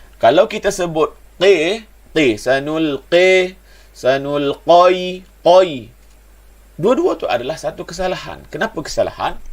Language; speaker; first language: Malay; native; Malay